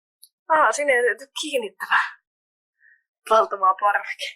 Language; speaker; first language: Finnish; native; Finnish